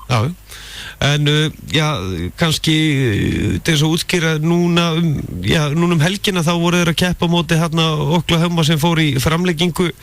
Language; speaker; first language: Icelandic; native; Icelandic